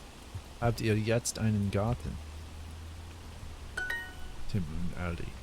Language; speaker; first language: German; non-native, learner; English